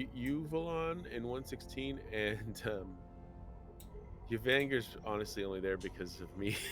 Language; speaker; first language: English; native; English